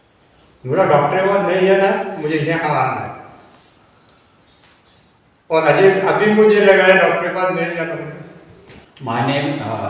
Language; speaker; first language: Hindi; non-native, local second language; Marathi